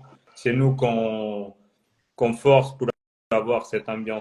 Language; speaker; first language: French; non-native, fluent; Portuguese